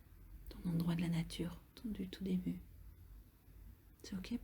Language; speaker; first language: French; native; French